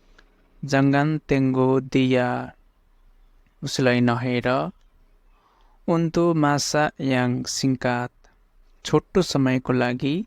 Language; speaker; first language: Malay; non-native, fluent; Nepali